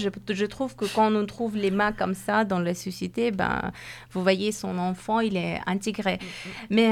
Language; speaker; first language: French; non-native, fluent; Persian